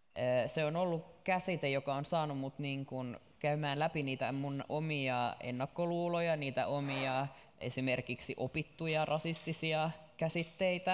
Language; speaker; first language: Finnish; native; Finnish